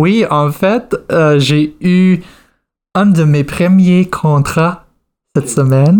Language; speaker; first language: French; non-native, fluent; English